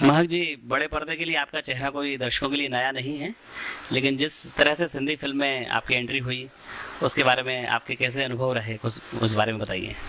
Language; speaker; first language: Hindi; non-native, local second language; Sindhi